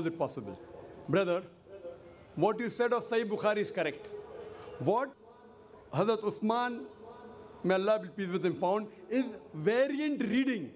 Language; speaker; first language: English; non-native, local second language; Urdu